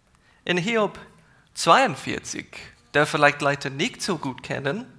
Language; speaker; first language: German; non-native, fluent; English